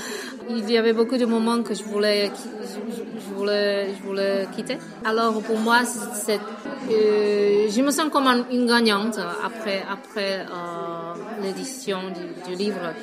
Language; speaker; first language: French; non-native, fluent; Vietnamese